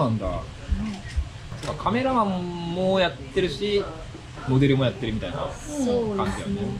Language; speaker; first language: Japanese; native; Japanese